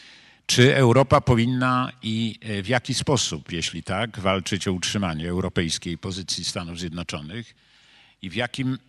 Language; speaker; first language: Polish; native; Polish